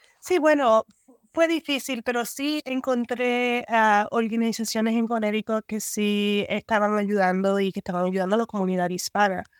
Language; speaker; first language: Spanish; native; Spanish